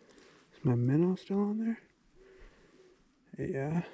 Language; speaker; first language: English; native; English